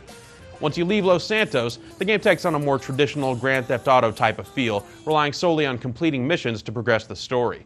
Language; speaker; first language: English; native; English